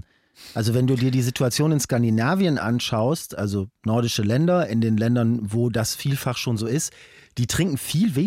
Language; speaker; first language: German; native; German